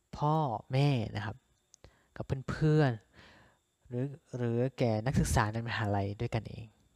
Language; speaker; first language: Thai; non-native, local second language; S'gaw Karen